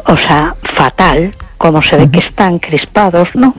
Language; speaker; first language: Spanish; native; Spanish